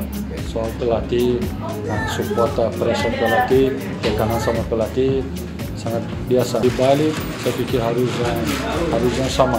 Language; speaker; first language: Indonesian; non-native, fluent; Portuguese